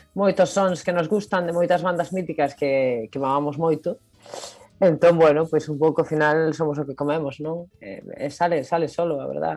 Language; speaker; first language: Galician; non-native, local second language; Spanish